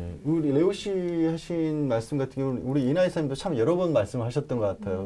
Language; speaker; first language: Korean; native; Korean